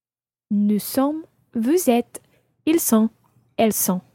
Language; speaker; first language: French; non-native, learner; English